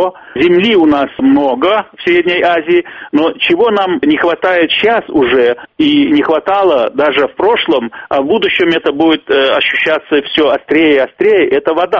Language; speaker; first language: Russian; native; Russian